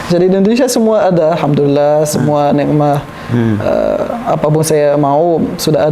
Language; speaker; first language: Indonesian; non-native, learner; Arabic